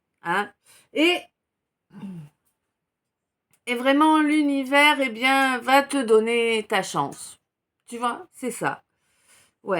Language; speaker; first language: French; native; French